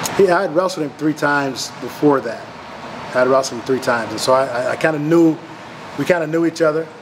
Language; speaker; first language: English; native; English